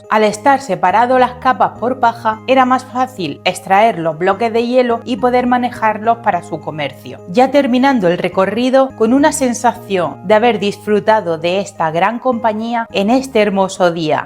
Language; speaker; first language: Spanish; native; Spanish